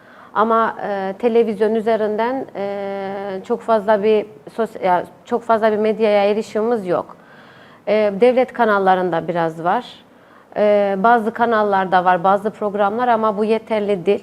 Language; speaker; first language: Turkish; non-native, local second language; Albanian